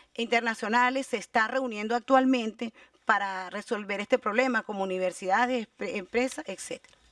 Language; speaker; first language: Spanish; native; Spanish